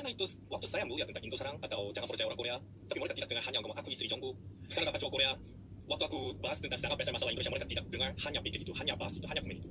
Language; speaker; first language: Indonesian; non-native, learner; Korean